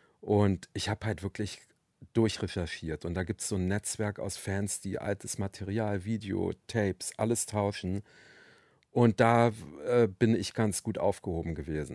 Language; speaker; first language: German; native; German